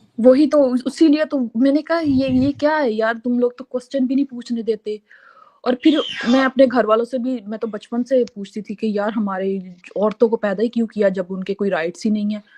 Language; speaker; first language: Urdu; native; Urdu